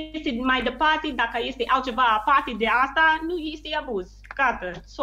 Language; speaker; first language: Romanian; non-native, learner; English